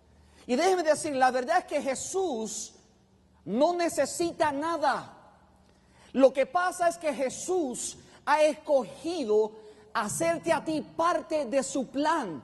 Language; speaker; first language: Spanish; native; Spanish